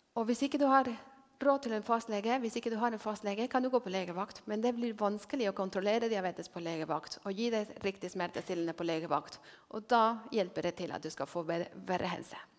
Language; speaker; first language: Norwegian; non-native, fluent; Spanish